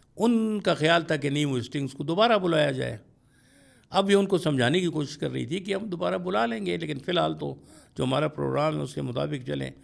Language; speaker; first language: Urdu; non-native, local second language; Pashto